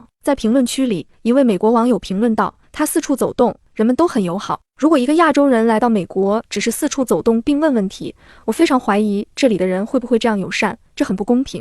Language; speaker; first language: Chinese; native; Chinese